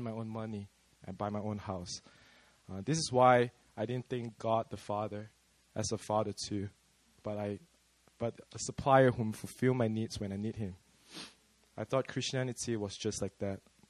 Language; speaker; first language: English; non-native, local second language; Chinese